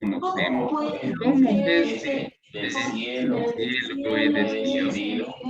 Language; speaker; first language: Spanish; native; Spanish